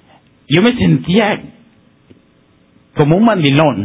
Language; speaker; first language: Spanish; early bilingual, heritage; Spanish